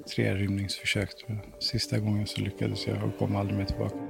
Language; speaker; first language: Swedish; native; Swedish